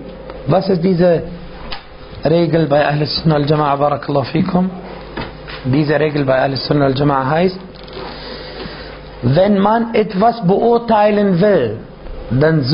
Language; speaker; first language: German; non-native, fluent; Arabic